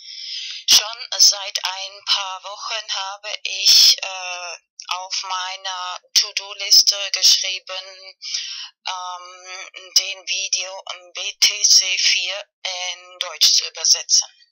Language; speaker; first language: German; non-native, fluent; Spanish